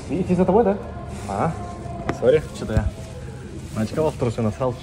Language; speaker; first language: Russian; native; Russian